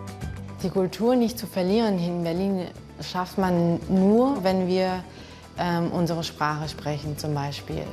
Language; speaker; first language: German; early bilingual, other home language; Filipino